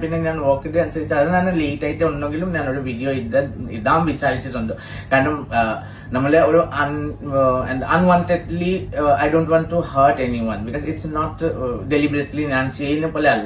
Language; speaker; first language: Malayalam; non-native, fluent; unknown